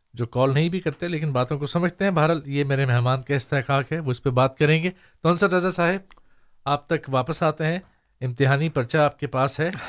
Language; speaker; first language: Urdu; native; Urdu